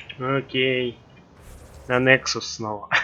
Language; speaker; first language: Russian; native; Russian